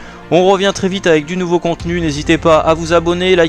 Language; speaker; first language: French; native; French